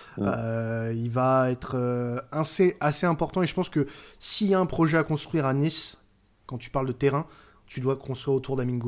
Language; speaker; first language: French; native; French